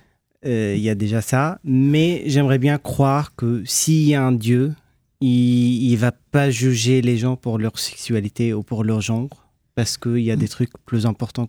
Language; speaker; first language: French; non-native, fluent; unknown